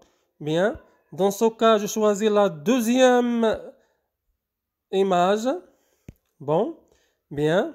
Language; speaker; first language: French; non-native, local second language; Arabic